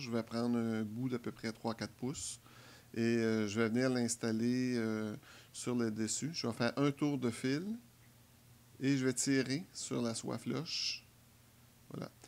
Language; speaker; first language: French; native; French